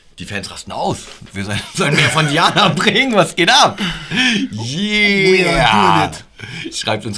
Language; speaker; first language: German; native; German